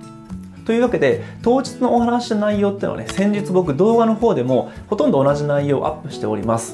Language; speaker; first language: Japanese; native; Japanese